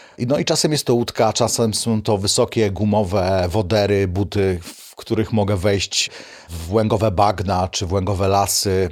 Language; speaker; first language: Polish; native; Polish